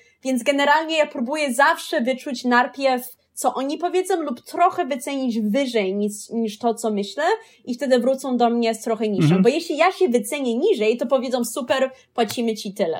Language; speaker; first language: Polish; early bilingual, heritage; Polish